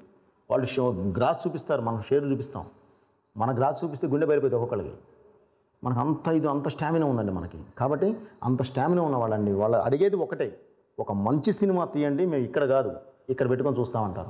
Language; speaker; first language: Telugu; native; Telugu